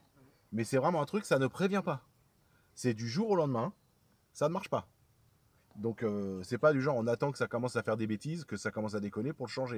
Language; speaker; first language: French; native; French